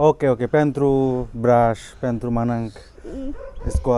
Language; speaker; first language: Romanian; non-native, learner; Bangla